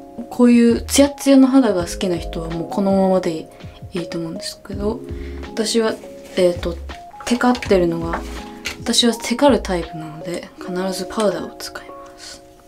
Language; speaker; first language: Japanese; early bilingual, heritage; Japanese